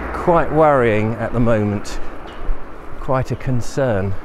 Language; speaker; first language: English; native; English